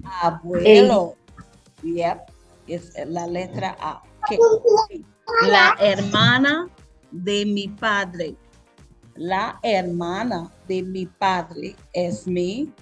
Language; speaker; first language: Spanish; non-native, fluent; English